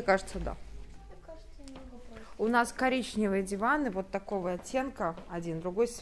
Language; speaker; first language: Russian; native; Russian